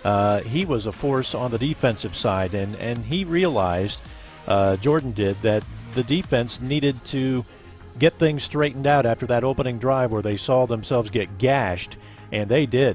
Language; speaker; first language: English; native; English